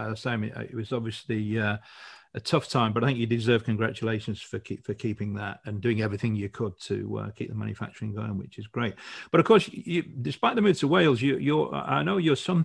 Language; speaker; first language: English; native; English